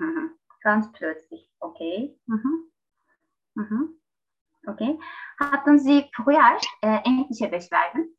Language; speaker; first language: German; non-native, learner; Turkish